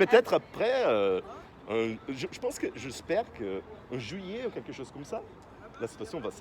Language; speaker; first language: French; non-native, fluent; Portuguese